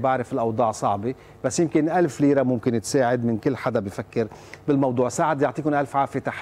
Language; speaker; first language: Arabic; native; Arabic